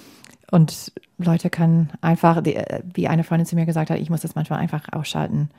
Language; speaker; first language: German; non-native, fluent; English